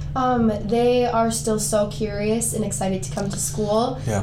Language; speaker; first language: English; native; English